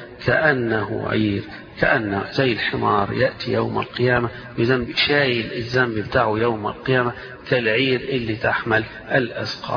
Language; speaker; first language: Arabic; native; Arabic